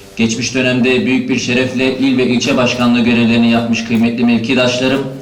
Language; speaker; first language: Turkish; native; Turkish